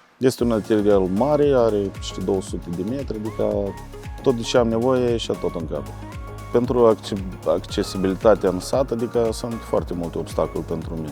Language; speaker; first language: Romanian; native; Romanian